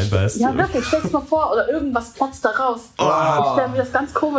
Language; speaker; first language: German; early bilingual, other home language; Vietnamese